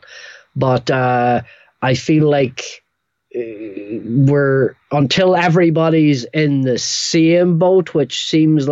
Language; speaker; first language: English; native; English